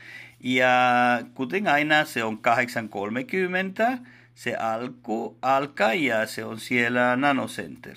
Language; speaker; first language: Finnish; non-native, learner; Spanish